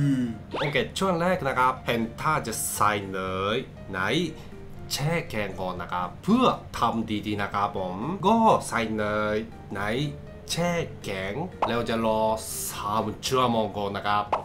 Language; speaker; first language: Thai; non-native, learner; Japanese